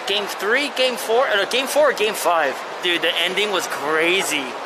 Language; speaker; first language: English; early bilingual, other home language; Chinese